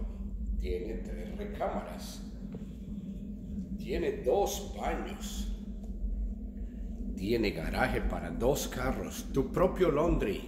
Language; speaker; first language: Spanish; native; Spanish